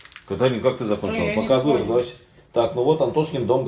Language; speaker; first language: Russian; native; Russian